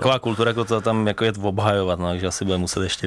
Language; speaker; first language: Czech; native; Czech